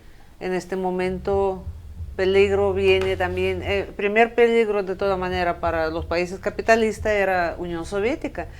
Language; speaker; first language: Spanish; non-native, fluent; Russian